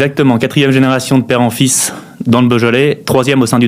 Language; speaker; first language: French; native; French